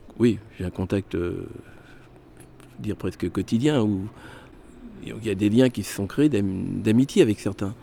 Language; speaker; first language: French; native; French